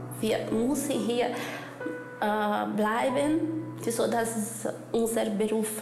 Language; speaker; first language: German; non-native, learner; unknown